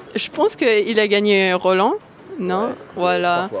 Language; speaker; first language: French; non-native, fluent; Russian